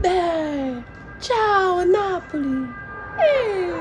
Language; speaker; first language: Italian; non-native, learner; English